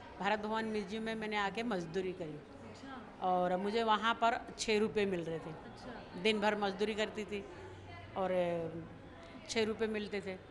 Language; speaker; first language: Hindi; non-native, local second language; Bhili